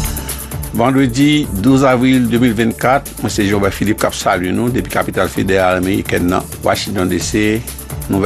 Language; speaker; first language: French; early bilingual, heritage; Haitian Creole